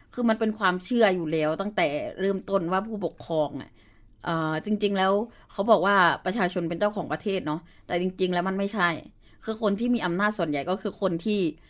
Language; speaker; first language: Thai; early bilingual, other home language; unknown